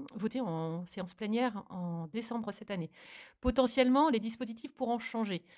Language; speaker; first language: French; native; French